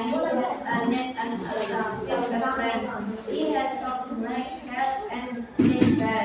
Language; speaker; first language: English; non-native, learner; Indonesian